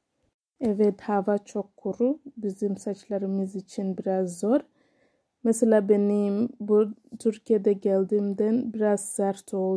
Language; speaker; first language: Turkish; non-native, learner; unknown